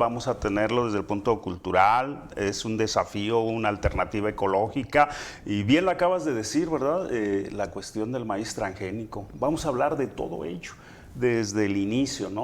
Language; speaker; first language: Spanish; native; Spanish